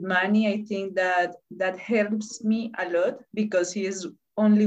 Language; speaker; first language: English; non-native, learner; Spanish